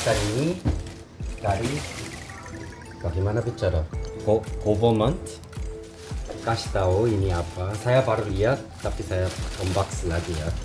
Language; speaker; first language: Indonesian; non-native, learner; Korean